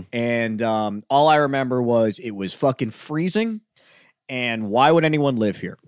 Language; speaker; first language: English; native; English